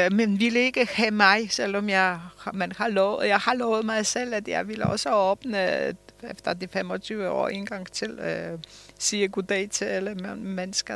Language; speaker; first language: Danish; early bilingual, other home language; Polish